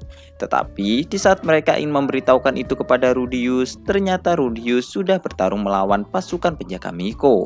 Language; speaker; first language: Indonesian; native; Indonesian